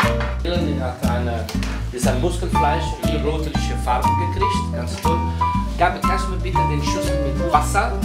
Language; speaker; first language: German; non-native, fluent; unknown